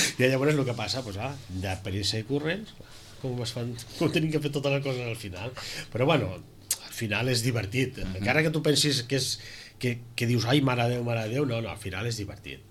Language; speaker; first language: Catalan; native; Catalan